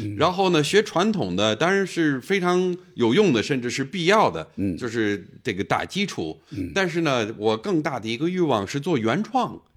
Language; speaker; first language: Chinese; non-native, fluent; English